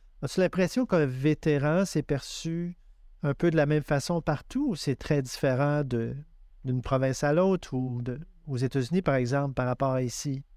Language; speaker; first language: French; native; French